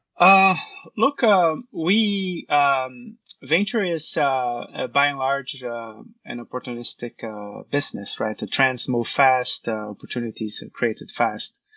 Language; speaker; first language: English; non-native, fluent; Portuguese